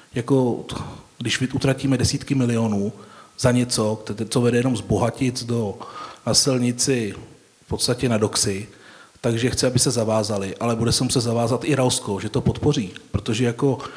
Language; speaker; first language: Czech; native; Czech